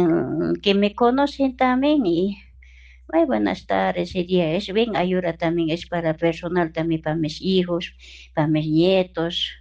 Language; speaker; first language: Spanish; non-native, local second language; Aymara